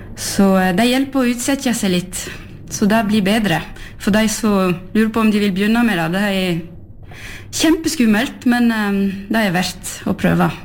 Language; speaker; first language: Norwegian; non-native, fluent; French